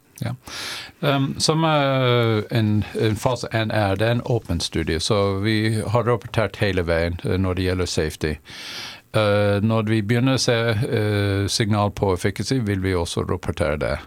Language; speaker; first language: Norwegian; non-native, fluent; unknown